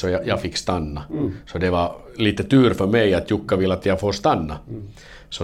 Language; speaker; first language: Swedish; non-native, learner; Finnish